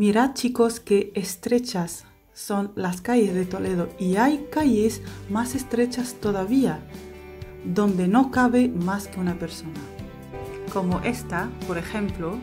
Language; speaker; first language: Spanish; non-native, fluent; Arabic